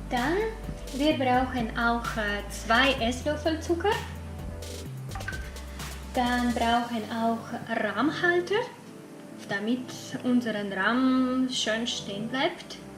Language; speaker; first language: German; non-native, fluent; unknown